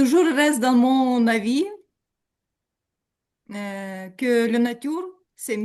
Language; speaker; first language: French; non-native, learner; Ukrainian